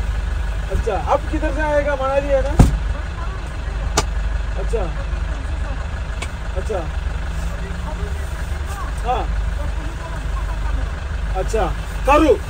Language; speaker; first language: Hindi; non-native, local second language; Malayalam